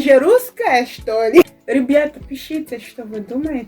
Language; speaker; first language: Russian; non-native, fluent; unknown